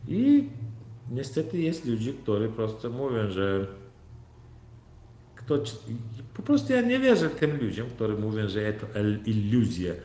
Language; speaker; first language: Polish; non-native, learner; Turkmen